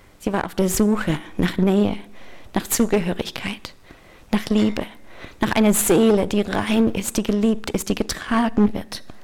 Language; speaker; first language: German; non-native, fluent; English